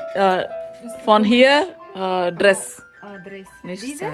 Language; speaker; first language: German; non-native, learner; Telugu